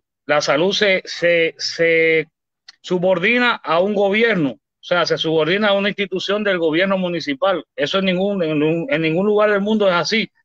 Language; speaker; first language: Spanish; native; Spanish